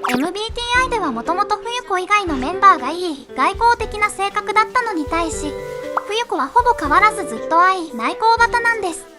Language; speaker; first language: Japanese; native; Japanese